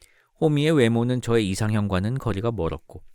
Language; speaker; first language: Korean; native; Korean